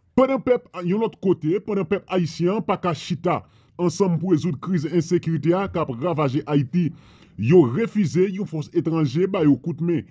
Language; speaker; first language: Haitian Creole; non-native, fluent; Spanish